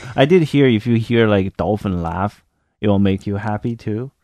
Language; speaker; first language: English; non-native, fluent; Chinese